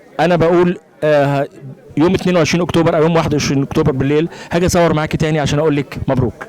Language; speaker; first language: Arabic; native; Arabic